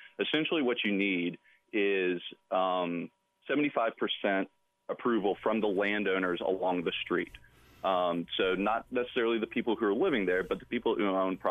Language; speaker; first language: English; native; English